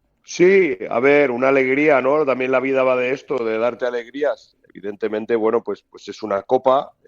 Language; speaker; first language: Spanish; native; Spanish